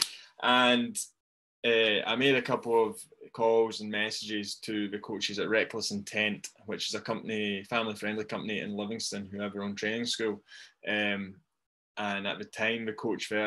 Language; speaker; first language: English; native; English